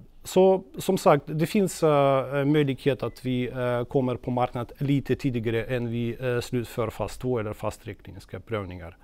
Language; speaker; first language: Swedish; non-native, fluent; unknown